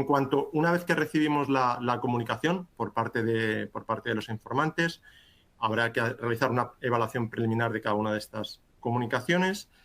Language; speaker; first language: Spanish; native; Spanish